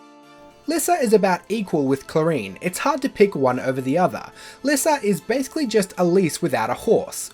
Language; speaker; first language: English; native; English